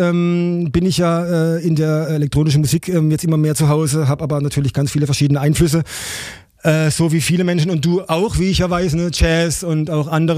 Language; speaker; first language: German; native; German